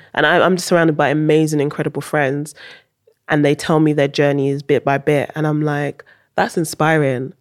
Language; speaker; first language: English; early bilingual, heritage; English